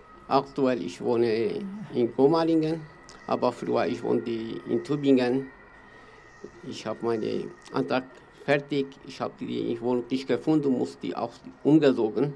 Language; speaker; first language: German; non-native, learner; Kurdish